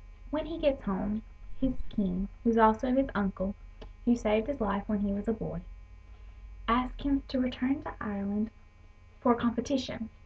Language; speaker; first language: English; native; English